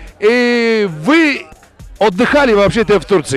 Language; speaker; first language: Russian; non-native, learner; Turkish